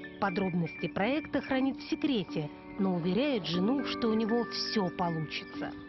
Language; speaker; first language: Russian; native; Russian